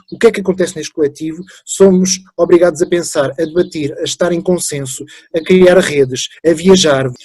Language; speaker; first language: Portuguese; early bilingual, other home language; French